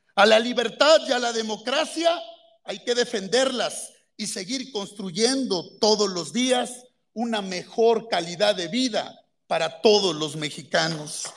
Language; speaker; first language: Spanish; native; Spanish